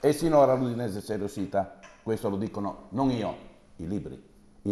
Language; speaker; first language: Italian; native; Italian